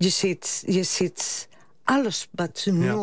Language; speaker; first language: Dutch; non-native, fluent; Spanish